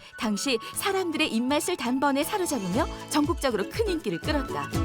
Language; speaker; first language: Korean; native; Korean